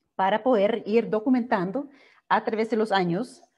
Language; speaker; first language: Spanish; non-native, fluent; English